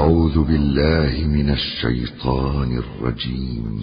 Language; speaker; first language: Arabic; non-native, learner; Indonesian